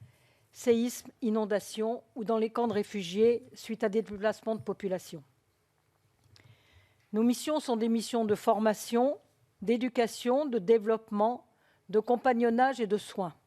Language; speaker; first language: French; native; French